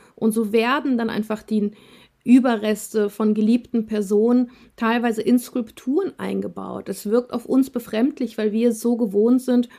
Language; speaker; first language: German; early bilingual, other home language; Russian